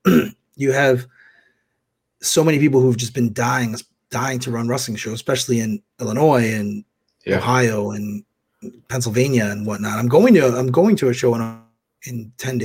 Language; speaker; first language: English; native; English